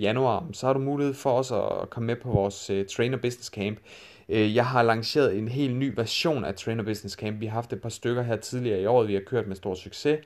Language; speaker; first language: Danish; native; Danish